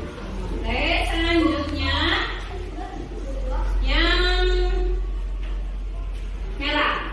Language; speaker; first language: Indonesian; native; Indonesian